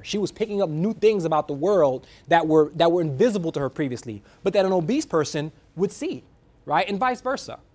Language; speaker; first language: English; native; English